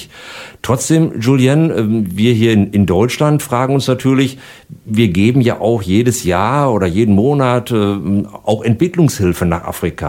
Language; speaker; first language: German; native; German